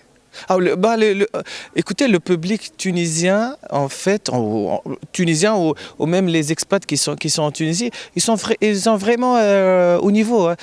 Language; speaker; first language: French; non-native, local second language; Arabic